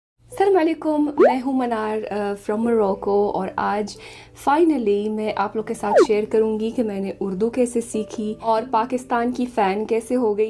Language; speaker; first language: Hindi; non-native, fluent; Arabic